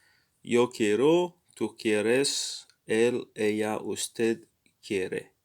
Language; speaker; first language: Spanish; non-native, learner; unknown